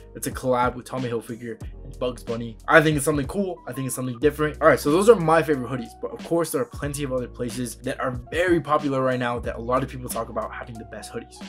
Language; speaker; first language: English; native; English